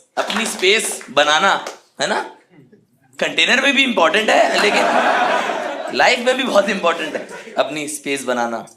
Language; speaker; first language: Hindi; native; Hindi